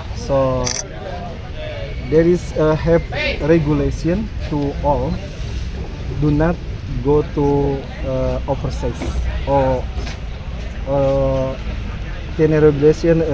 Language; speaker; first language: English; non-native, learner; Indonesian